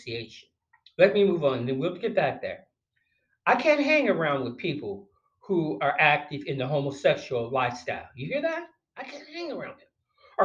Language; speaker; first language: English; native; English